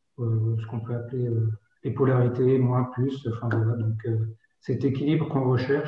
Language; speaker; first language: French; native; French